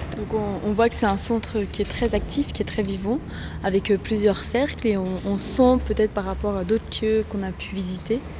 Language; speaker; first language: French; native; French